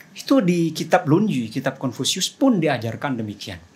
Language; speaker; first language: Indonesian; non-native, local second language; Madurese